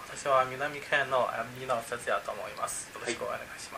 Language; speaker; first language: Japanese; non-native, learner; Chinese